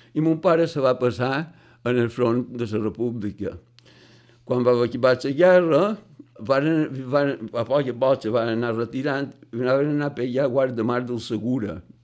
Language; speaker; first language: Catalan; native; Catalan